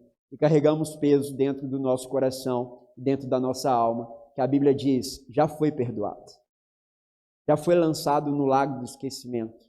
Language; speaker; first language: Portuguese; native; Portuguese